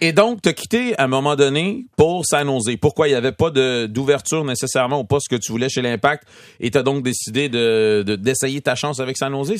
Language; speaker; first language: French; native; French